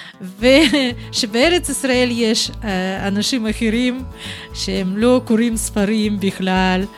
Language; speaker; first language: Hebrew; non-native, fluent; Russian